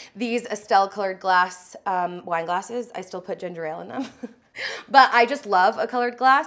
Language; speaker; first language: English; native; English